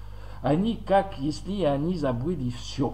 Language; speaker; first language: Russian; non-native, learner; French